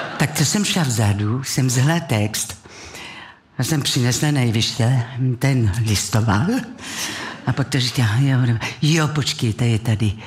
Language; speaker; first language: Czech; non-native, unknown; French